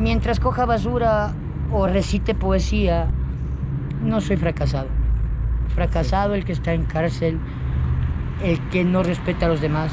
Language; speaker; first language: Spanish; native; Spanish